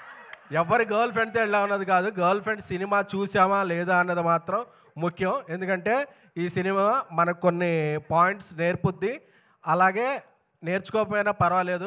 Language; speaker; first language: Telugu; native; Telugu